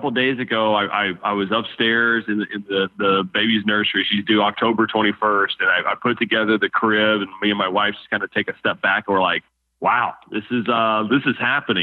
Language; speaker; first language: English; native; English